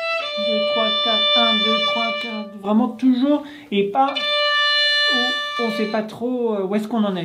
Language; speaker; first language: French; native; French